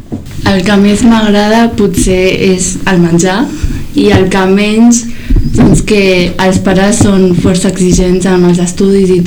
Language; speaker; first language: Catalan; early bilingual, other home language; Chinese